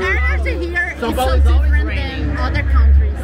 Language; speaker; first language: English; non-native, learner; Portuguese